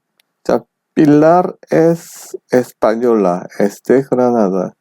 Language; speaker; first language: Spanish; non-native, fluent; Korean